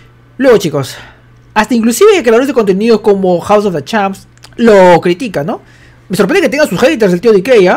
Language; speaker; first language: Spanish; native; Spanish